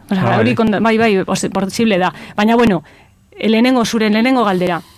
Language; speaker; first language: Basque; non-native, local second language; Spanish